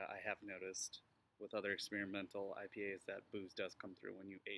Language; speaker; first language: English; native; English